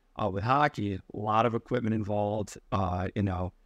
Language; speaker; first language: English; native; English